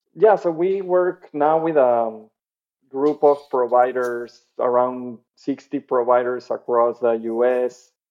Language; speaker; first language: English; non-native, fluent; Spanish